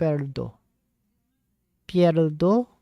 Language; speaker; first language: Spanish; non-native, learner; English